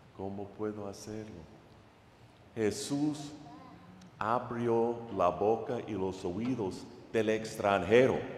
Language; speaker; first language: Spanish; non-native, fluent; English